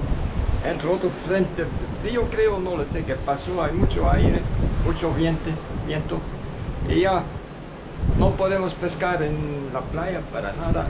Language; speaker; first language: Spanish; non-native, fluent; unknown